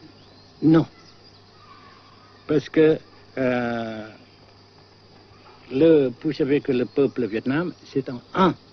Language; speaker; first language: French; non-native, local second language; Vietnamese